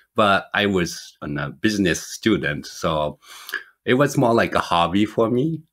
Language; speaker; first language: English; non-native, fluent; Japanese